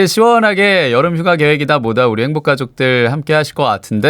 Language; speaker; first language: Korean; native; Korean